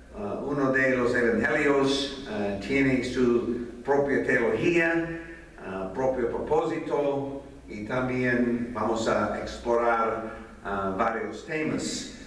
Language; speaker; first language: Spanish; non-native, fluent; English